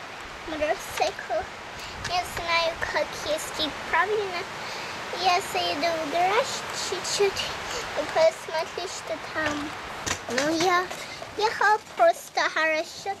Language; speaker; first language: Russian; early bilingual, heritage; Russian